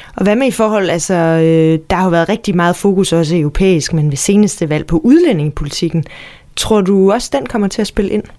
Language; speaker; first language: Danish; native; Danish